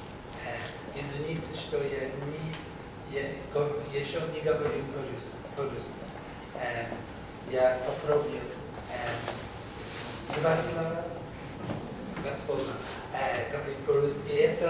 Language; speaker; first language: Russian; non-native, learner; English